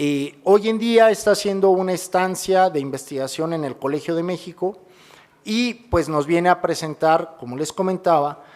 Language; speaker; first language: Spanish; native; Spanish